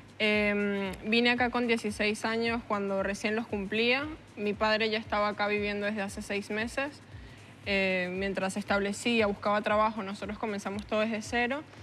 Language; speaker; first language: Spanish; native; Spanish